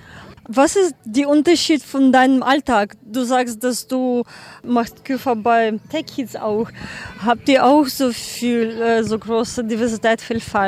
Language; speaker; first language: German; non-native, learner; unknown